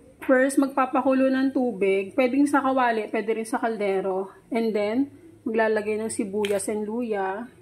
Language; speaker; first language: Filipino; non-native, local second language; Hiligaynon